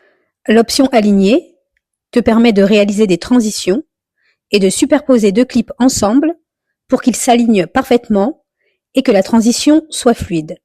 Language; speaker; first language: French; native; French